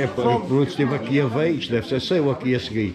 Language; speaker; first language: Portuguese; native; Portuguese